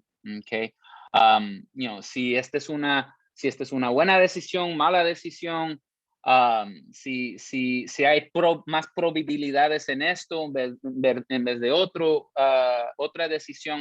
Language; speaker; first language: Spanish; early bilingual, heritage; Spanish